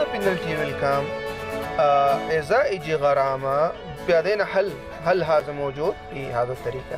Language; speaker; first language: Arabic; non-native, learner; Pashto